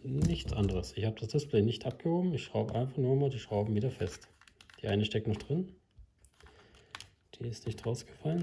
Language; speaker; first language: German; native; German